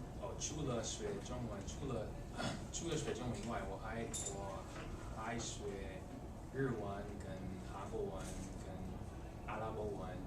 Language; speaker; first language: Chinese; non-native, fluent; English